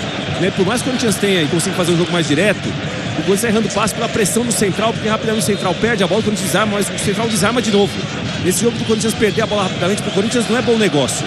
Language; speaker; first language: Portuguese; native; Portuguese